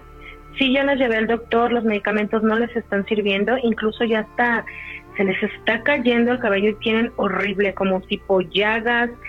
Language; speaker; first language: Spanish; native; Spanish